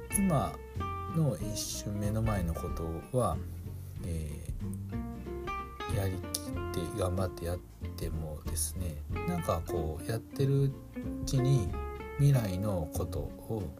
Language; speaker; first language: Japanese; native; Japanese